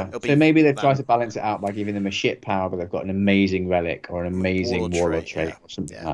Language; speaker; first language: English; native; English